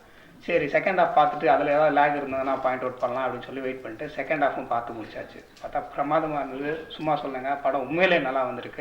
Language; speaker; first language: Tamil; native; Tamil